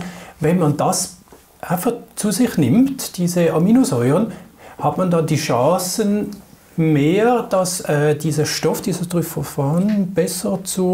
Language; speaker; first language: German; native; German